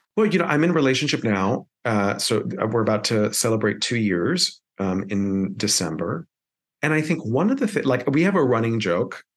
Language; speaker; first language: English; early bilingual, other home language; Spanish